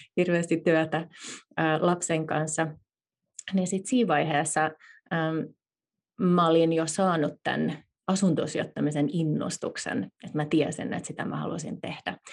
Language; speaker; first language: Finnish; native; Finnish